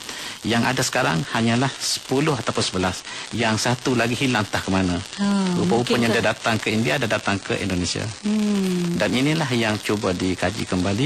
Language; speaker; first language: Malay; native; Malay